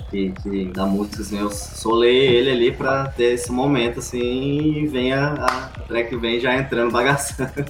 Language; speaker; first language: Portuguese; native; Portuguese